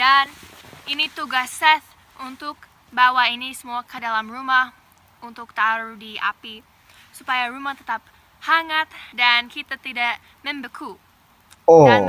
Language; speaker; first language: Indonesian; non-native, fluent; English